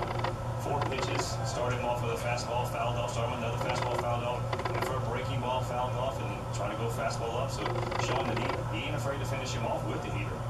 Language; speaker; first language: English; native; English